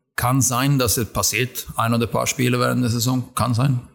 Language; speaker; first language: German; non-native, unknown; Swedish